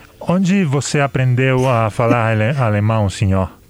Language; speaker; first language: Portuguese; non-native, learner; Spanish